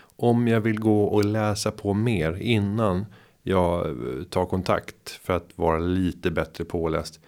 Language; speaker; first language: Swedish; native; Swedish